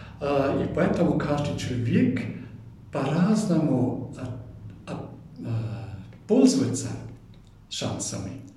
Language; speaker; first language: Russian; non-native, fluent; German